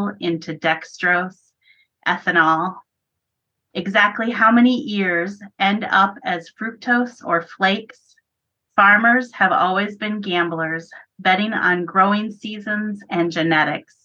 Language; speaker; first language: English; native; English